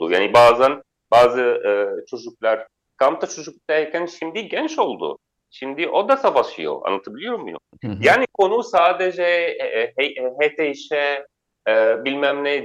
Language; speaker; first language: Turkish; non-native, fluent; Arabic